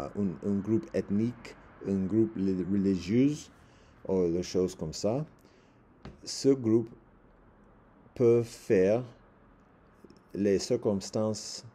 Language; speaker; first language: French; non-native, learner; English